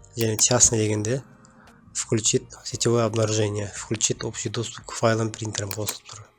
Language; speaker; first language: Russian; non-native, local second language; Kazakh